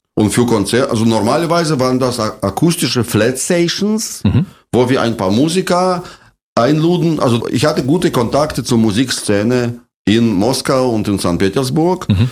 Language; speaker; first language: German; non-native, fluent; Russian